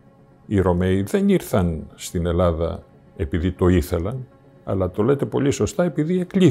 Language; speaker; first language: Greek; native; Greek